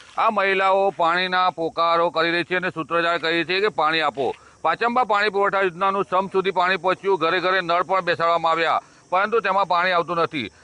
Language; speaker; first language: Gujarati; native; Gujarati